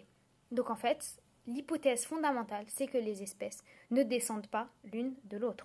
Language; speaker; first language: French; native; French